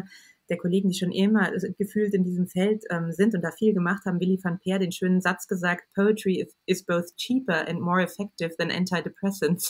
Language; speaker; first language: German; native; German